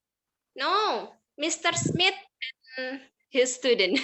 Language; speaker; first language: English; non-native, learner; Indonesian